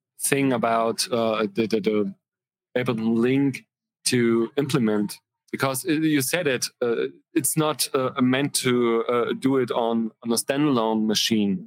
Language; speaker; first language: English; non-native, fluent; German